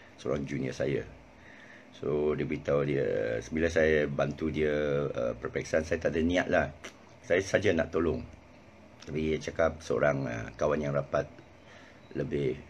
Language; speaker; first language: Malay; non-native, local second language; Chinese